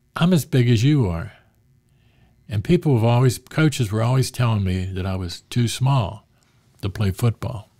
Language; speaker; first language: English; native; English